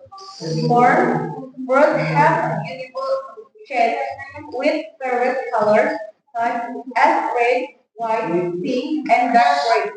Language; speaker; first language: English; non-native, learner; Indonesian